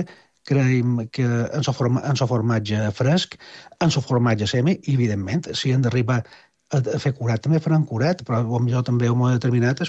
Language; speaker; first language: Catalan; native; Catalan